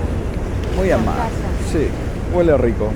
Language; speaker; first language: Spanish; native; Spanish